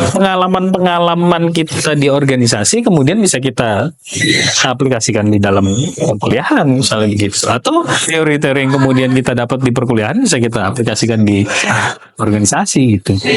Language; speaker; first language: Indonesian; native; Indonesian